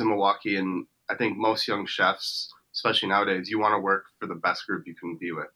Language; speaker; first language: English; native; English